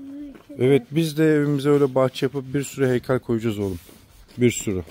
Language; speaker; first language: Turkish; native; Turkish